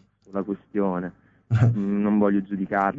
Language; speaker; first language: Italian; native; Italian